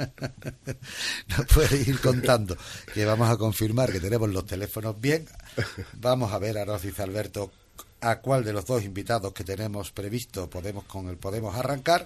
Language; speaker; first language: Spanish; native; Spanish